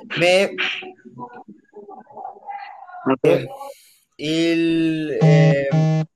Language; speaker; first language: French; non-native, learner; Spanish